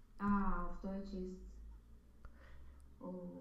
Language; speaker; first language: German; non-native, learner; Romanian